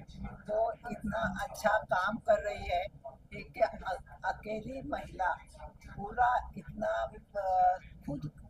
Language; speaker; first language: Hindi; non-native, local second language; Marathi